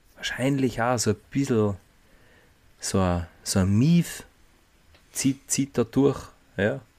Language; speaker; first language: German; native; German